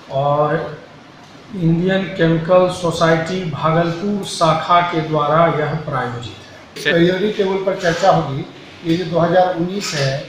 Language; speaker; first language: Hindi; native; Hindi